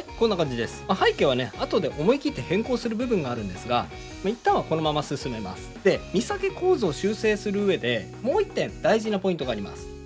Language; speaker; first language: Japanese; native; Japanese